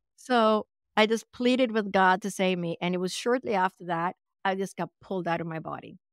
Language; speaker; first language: English; non-native, fluent; Swedish